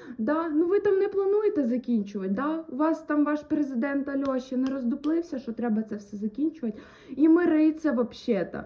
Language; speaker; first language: Ukrainian; native; Ukrainian